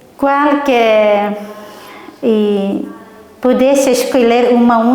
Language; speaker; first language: Portuguese; non-native, learner; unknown